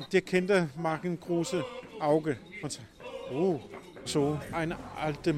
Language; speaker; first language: German; non-native, learner; Danish